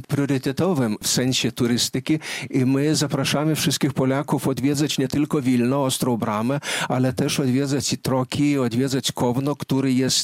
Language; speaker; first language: Polish; non-native, fluent; Lithuanian